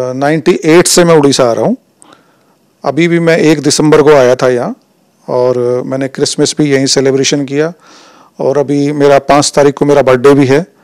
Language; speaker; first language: Hindi; native; Hindi